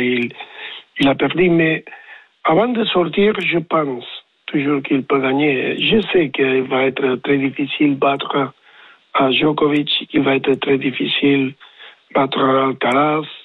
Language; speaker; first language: French; non-native, learner; Spanish